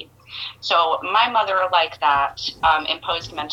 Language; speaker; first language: English; native; English